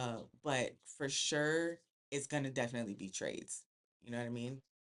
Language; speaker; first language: English; native; English